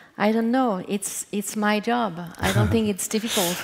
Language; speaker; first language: English; non-native, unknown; French